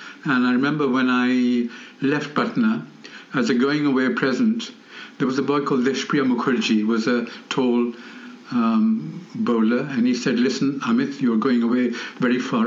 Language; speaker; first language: English; non-native, local second language; Bangla